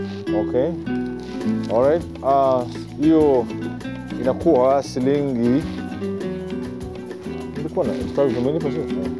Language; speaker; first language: French; non-native, learner; Swahili